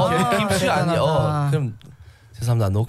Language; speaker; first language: Korean; non-native, learner; English